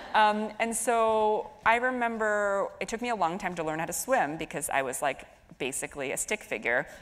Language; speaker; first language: English; native; English